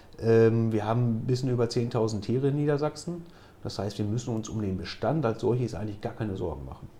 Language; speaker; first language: German; native; German